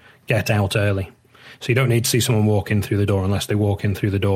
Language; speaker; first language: English; native; English